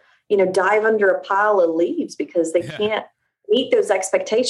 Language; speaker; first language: English; native; English